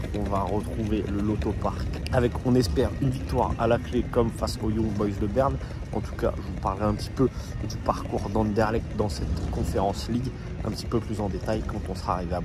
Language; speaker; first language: French; native; French